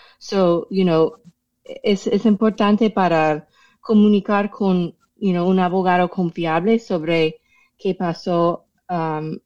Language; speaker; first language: Spanish; non-native, fluent; English